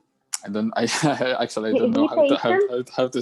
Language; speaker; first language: English; non-native, learner; Arabic